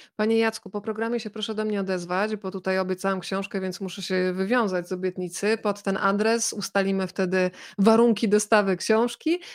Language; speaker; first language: Polish; native; Polish